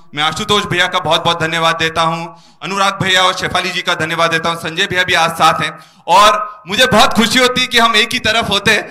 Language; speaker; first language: Hindi; native; Hindi